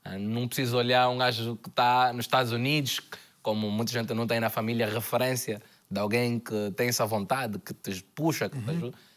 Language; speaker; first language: Portuguese; native; Portuguese